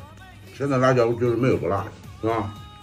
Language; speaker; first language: Chinese; native; Chinese